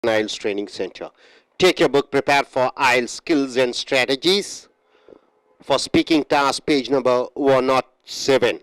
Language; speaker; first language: English; non-native, local second language; Tamil